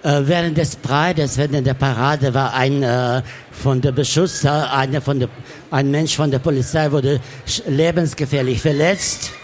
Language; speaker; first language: German; non-native, learner; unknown